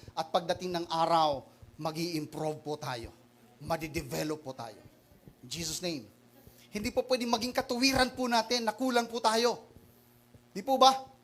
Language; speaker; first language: Filipino; non-native, local second language; Waray